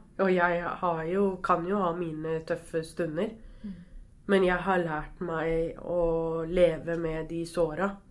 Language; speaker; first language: Norwegian; early bilingual, other home language; Arabic